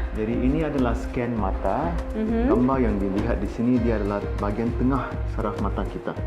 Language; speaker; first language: Malay; non-native, local second language; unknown